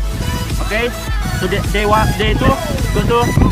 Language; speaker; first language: English; non-native, learner; Indonesian